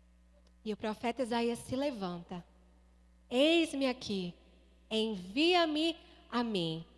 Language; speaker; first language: Portuguese; native; Portuguese